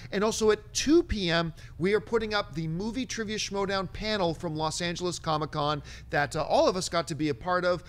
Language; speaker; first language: English; native; English